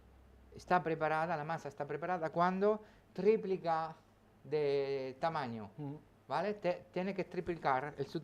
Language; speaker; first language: Spanish; non-native, learner; Italian